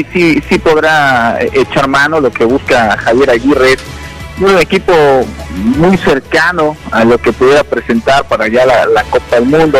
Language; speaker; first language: Spanish; native; Spanish